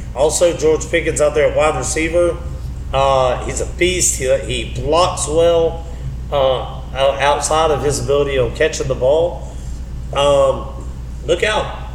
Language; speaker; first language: English; native; English